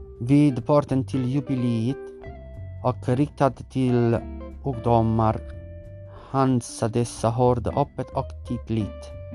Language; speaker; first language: Swedish; non-native, learner; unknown